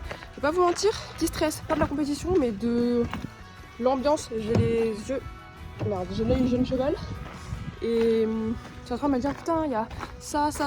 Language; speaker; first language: French; native; French